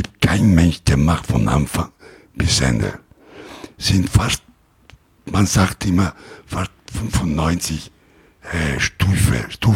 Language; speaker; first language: German; non-native, learner; Italian